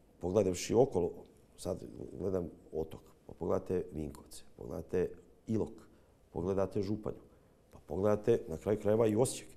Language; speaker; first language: Croatian; native; Croatian